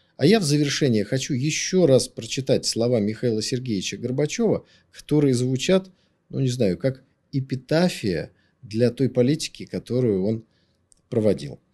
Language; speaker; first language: Russian; native; Russian